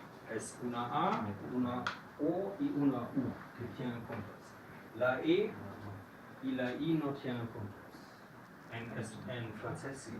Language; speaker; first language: Spanish; non-native, fluent; German